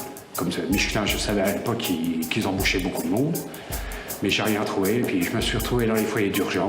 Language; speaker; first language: French; native; French